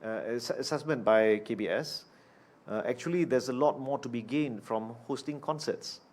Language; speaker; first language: English; non-native, local second language; Malay